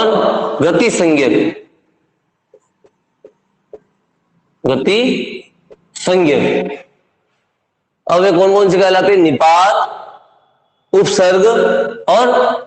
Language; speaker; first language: Hindi; native; Hindi